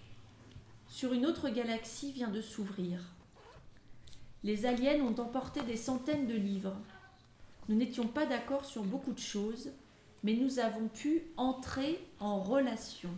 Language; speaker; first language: French; native; French